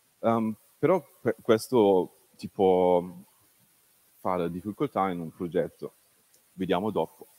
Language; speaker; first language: Italian; non-native, fluent; German